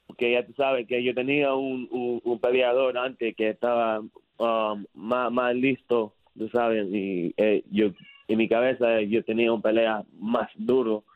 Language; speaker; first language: Spanish; early bilingual, heritage; English